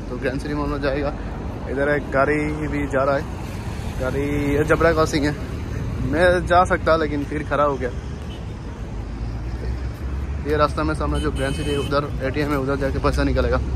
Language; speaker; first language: Hindi; non-native, learner; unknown